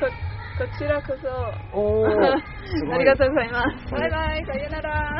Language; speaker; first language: Japanese; non-native, learner; Italian